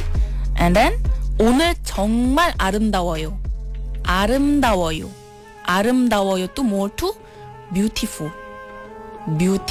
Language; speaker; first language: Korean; non-native, fluent; Malay